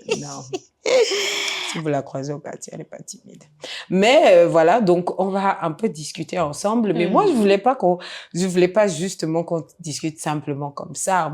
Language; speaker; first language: French; native; French